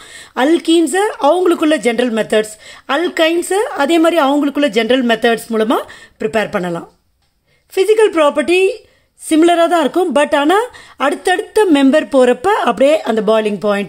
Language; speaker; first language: Tamil; native; Tamil